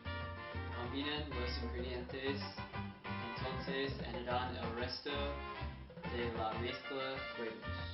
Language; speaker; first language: Spanish; non-native, learner; English